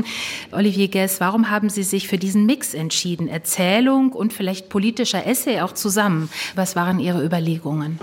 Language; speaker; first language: German; native; German